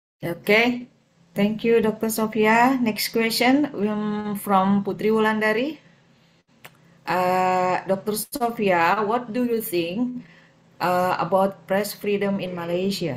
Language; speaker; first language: English; non-native, fluent; Indonesian